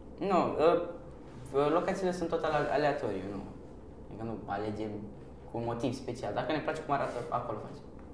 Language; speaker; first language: Romanian; early bilingual, other home language; Persian